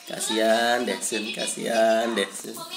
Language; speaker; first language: Indonesian; native; Indonesian